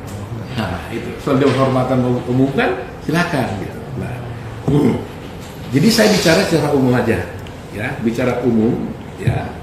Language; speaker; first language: Indonesian; native; Indonesian